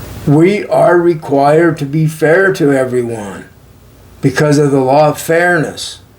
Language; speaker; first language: English; native; English